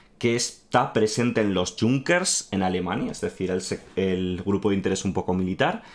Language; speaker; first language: Spanish; native; Spanish